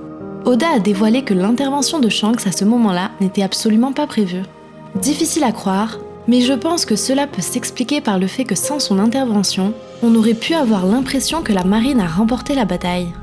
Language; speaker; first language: French; native; French